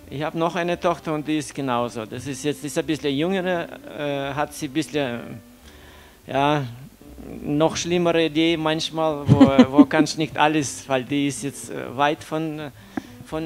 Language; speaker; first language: German; non-native, fluent; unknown